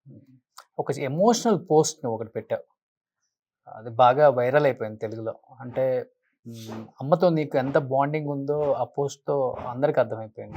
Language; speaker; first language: Telugu; native; Telugu